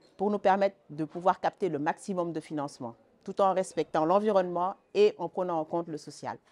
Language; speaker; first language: French; non-native, local second language; Wolof